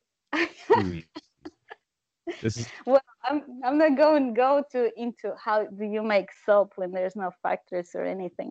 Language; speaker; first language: English; non-native, fluent; Russian